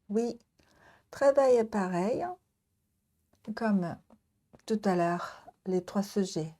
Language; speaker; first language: French; non-native, learner; Japanese